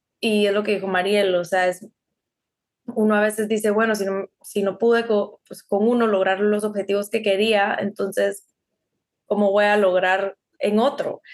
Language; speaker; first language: Spanish; native; Spanish